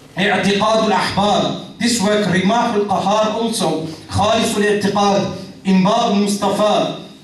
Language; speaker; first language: English; native; English